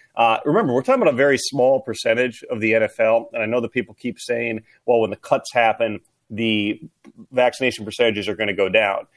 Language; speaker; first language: English; native; English